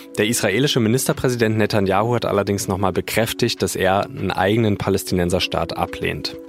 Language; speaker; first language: German; native; German